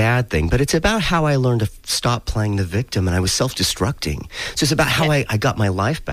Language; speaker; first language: English; native; English